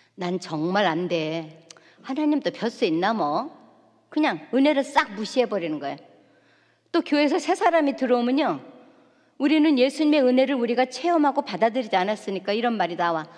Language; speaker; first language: Korean; native; Korean